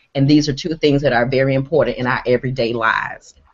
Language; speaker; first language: English; native; English